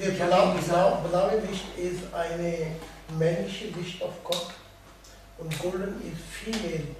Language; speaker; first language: German; non-native, learner; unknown